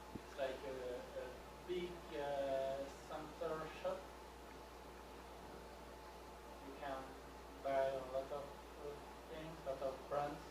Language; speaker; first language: English; non-native, learner; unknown